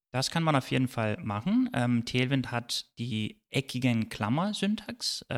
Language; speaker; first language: German; non-native, fluent; Turkish